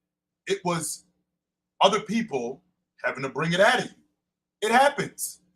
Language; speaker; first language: English; native; English